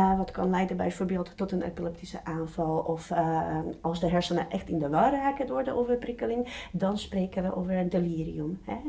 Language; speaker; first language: Dutch; non-native, fluent; Czech